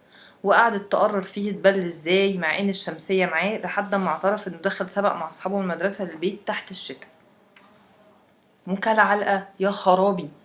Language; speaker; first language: Arabic; native; Arabic